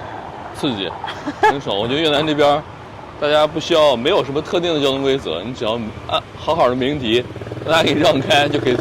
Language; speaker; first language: Chinese; native; Chinese